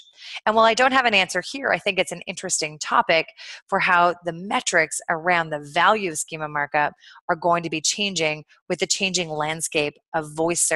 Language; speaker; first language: English; native; English